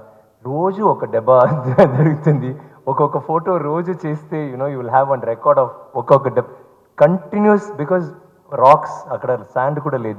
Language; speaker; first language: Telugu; non-native, learner; Tamil